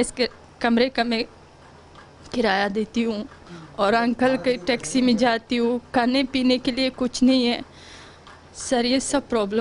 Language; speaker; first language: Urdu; non-native, learner; Pashto